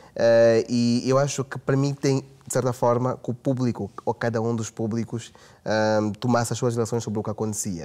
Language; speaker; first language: Portuguese; native; Portuguese